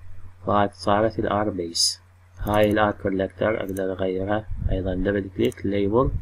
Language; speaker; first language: Arabic; native; Arabic